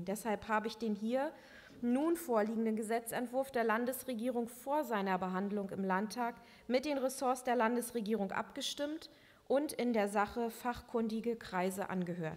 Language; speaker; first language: German; native; German